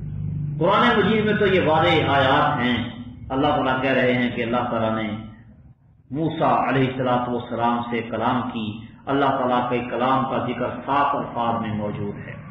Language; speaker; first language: Urdu; native; Urdu